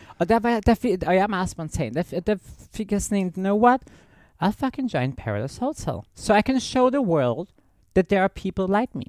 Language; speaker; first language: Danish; native; Danish